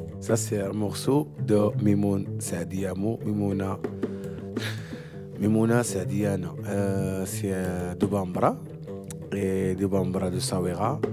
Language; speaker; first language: French; non-native, learner; Arabic